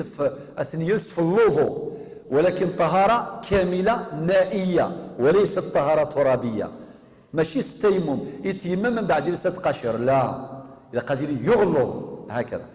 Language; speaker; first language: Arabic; non-native, local second language; Kabyle